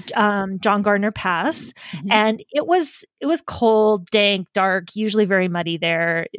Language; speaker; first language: English; native; English